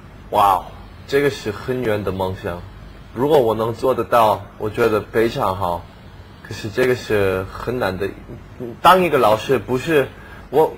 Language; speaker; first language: Chinese; non-native, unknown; English